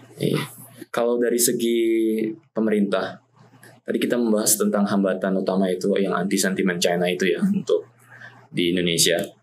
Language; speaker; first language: Indonesian; native; Indonesian